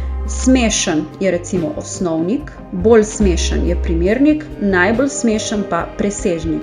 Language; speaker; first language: Slovenian; native; Slovenian